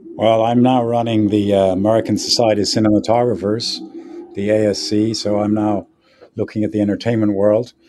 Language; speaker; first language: English; native; English